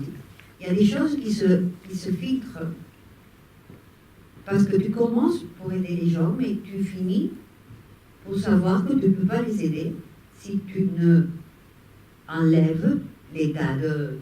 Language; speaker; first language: French; non-native, fluent; Spanish